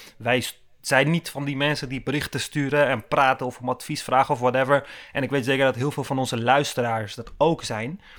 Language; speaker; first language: Dutch; early bilingual, other home language; Turkish